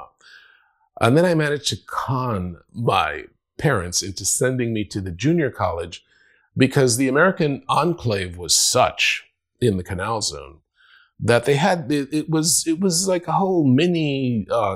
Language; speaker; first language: English; non-native, fluent; Spanish